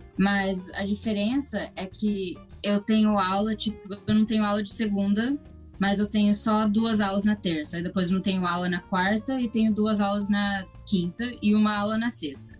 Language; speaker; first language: Portuguese; early bilingual, heritage; English